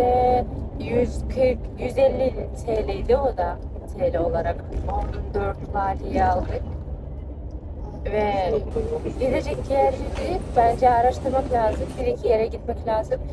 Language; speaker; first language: Turkish; non-native, fluent; Kyrgyz